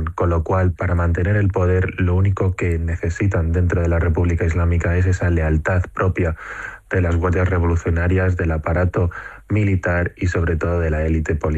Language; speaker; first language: Spanish; native; Spanish